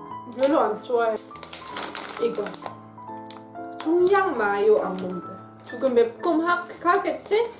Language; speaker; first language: Korean; non-native, fluent; Dutch